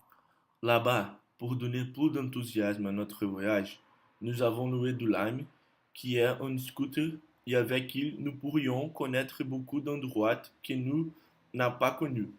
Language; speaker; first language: French; non-native, learner; Portuguese